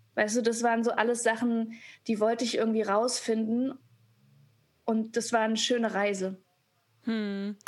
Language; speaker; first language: German; native; German